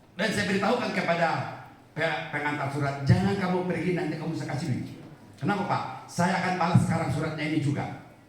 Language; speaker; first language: Indonesian; non-native, local second language; Batak Toba